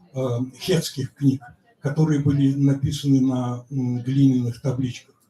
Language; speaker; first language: Russian; native; Russian